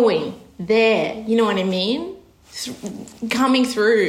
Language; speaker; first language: English; native; English